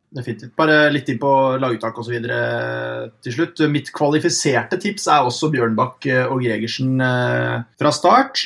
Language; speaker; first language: Norwegian; early bilingual, heritage; Norwegian